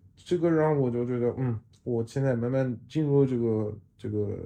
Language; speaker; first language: Chinese; non-native, fluent; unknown